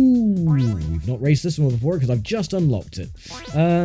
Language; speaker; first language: English; native; English